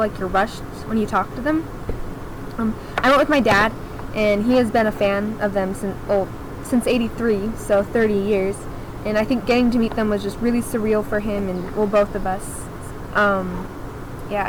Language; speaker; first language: English; native; English